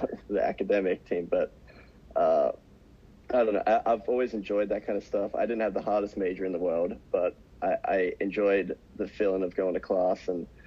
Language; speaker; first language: English; native; English